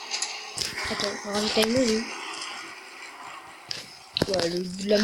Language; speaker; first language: French; native; French